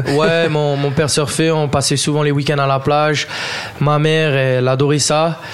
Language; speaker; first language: French; native; French